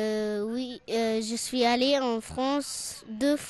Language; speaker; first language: French; non-native, fluent; Arabic